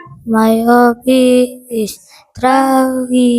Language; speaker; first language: English; non-native, learner; Indonesian